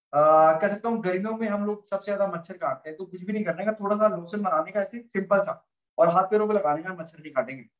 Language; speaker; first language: Hindi; native; Hindi